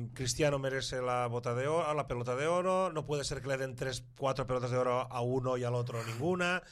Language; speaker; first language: Spanish; non-native, local second language; Catalan